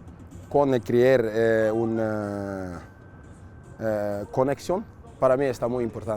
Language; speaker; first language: Spanish; non-native, learner; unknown